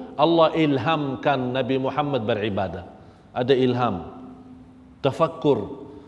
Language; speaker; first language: Malay; non-native, fluent; Arabic